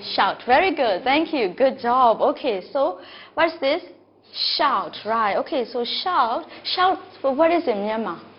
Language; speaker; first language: English; non-native, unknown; Burmese